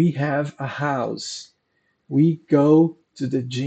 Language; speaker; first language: English; non-native, fluent; Portuguese